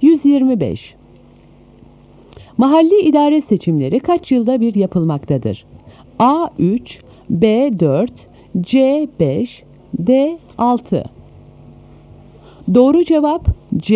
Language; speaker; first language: Turkish; native; Turkish